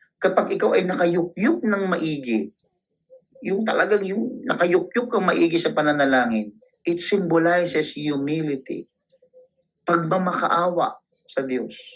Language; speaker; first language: Filipino; non-native, local second language; Cebuano